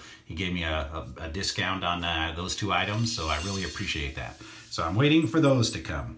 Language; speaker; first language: English; native; English